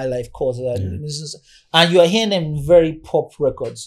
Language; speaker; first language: English; non-native, local second language; Yoruba